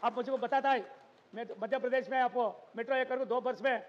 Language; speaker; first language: Hindi; non-native, local second language; Kannada